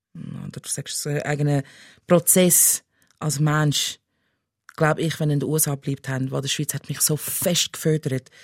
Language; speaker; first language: German; non-native, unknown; English